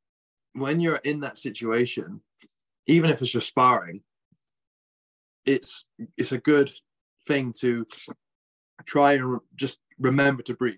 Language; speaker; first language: English; native; English